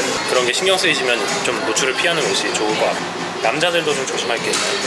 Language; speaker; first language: Korean; native; Korean